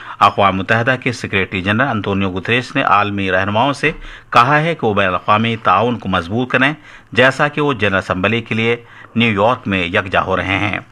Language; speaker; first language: Urdu; native; Urdu